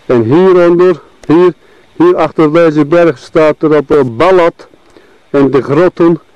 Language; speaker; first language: Dutch; non-native, learner; Turkish